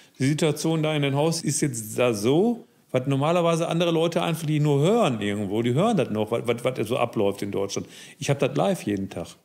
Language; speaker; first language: German; native; German